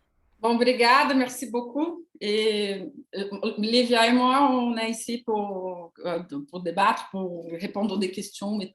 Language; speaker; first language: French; non-native, learner; Portuguese